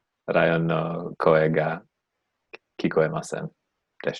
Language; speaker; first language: Japanese; non-native, learner; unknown